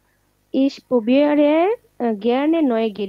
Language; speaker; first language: German; non-native, learner; Bangla